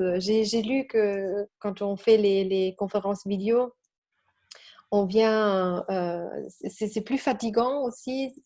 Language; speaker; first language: French; non-native, learner; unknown